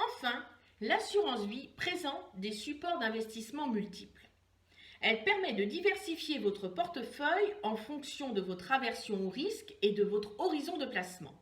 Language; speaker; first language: French; native; French